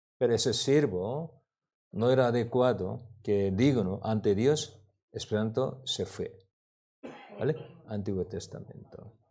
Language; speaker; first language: Spanish; non-native, learner; Korean